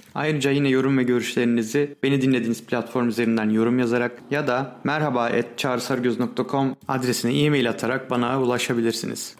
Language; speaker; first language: Turkish; native; Turkish